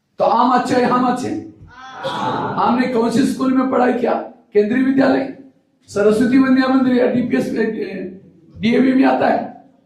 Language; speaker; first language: Hindi; non-native, local second language; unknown